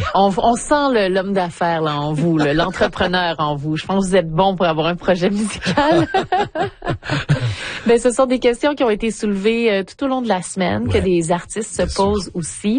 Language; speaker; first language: French; native; French